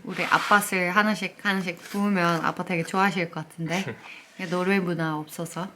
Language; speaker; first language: Korean; native; Korean